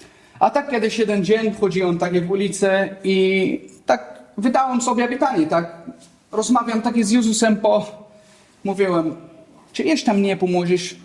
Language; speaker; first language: Polish; non-native, learner; Arabic